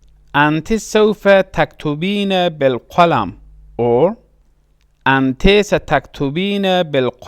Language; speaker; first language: Arabic; non-native, fluent; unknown